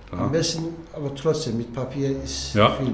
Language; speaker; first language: German; non-native, learner; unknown